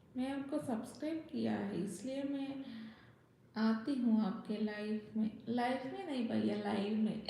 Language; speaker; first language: Hindi; non-native, local second language; Telugu